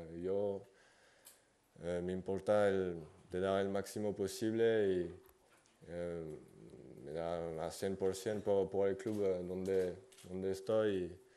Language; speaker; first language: Spanish; non-native, learner; French